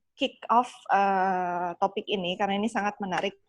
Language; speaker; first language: Indonesian; early bilingual, other home language; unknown